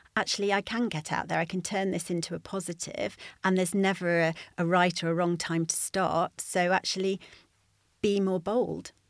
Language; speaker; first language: English; native; English